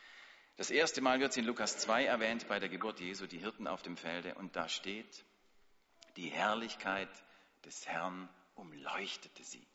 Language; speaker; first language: German; native; German